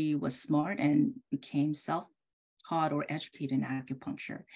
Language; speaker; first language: English; early bilingual, other home language; Korean